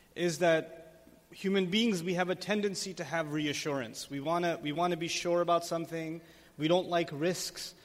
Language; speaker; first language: English; native; English